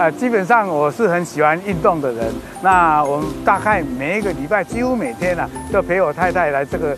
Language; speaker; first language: Chinese; native; Chinese